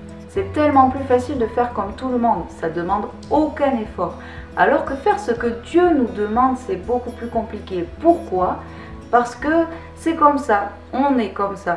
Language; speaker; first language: French; native; French